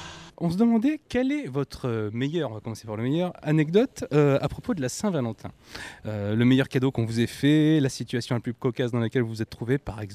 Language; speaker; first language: French; native; French